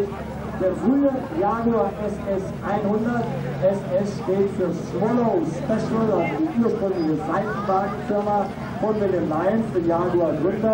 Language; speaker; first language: German; native; German